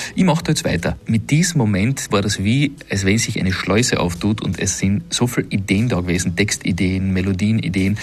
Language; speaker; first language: German; native; German